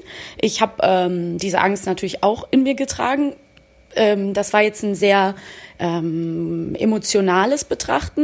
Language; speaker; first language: German; native; German